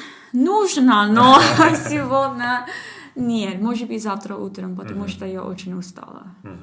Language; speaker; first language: Russian; non-native, learner; English